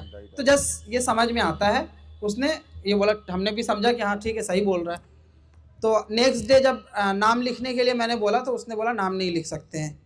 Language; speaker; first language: Hindi; native; Hindi